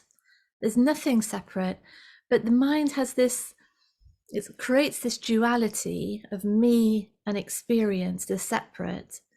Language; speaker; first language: English; native; English